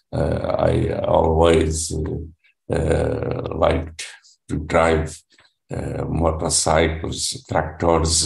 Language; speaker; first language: English; non-native, learner; Portuguese